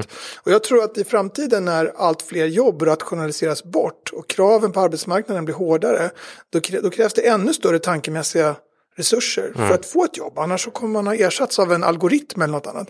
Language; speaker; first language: Swedish; native; Swedish